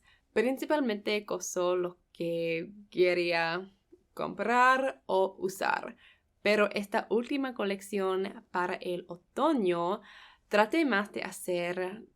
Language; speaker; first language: Spanish; non-native, fluent; English